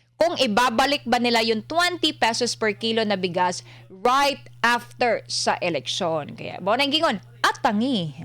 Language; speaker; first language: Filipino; non-native, local second language; Cebuano